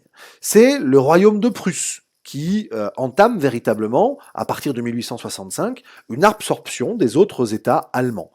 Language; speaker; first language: French; native; French